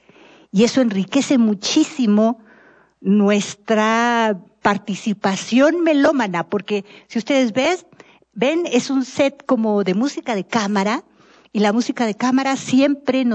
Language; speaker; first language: Spanish; native; Spanish